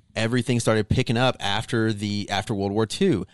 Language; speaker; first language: English; native; English